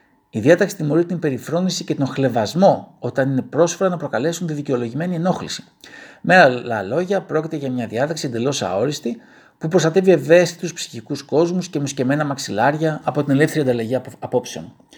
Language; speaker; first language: Greek; native; Greek